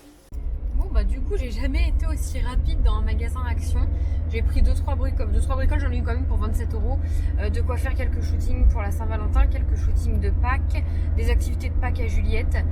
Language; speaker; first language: French; native; French